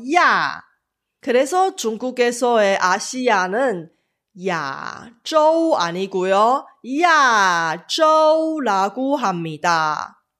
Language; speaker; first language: Korean; non-native, fluent; Chinese